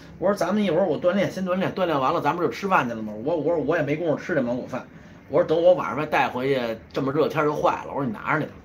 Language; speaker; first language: Chinese; native; Chinese